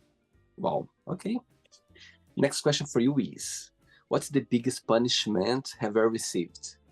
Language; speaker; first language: English; non-native, fluent; Portuguese